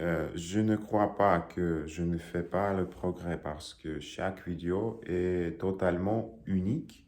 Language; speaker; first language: French; non-native, learner; Russian